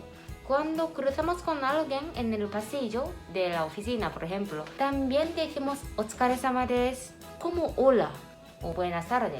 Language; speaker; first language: Spanish; non-native, fluent; Japanese